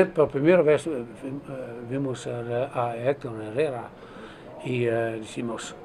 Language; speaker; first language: Spanish; non-native, fluent; Dutch